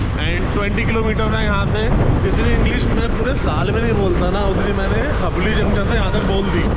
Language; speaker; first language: Hindi; native; Hindi